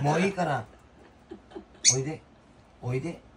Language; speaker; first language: Japanese; non-native, learner; Filipino